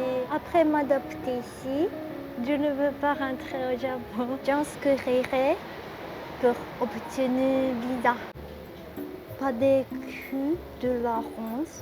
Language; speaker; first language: French; non-native, learner; Japanese